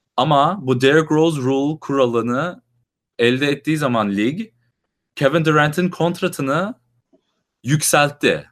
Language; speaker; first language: Turkish; native; Turkish